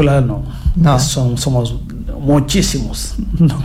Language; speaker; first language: Catalan; non-native, fluent; Fula